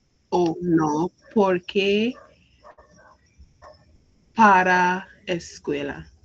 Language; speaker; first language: Spanish; non-native, learner; English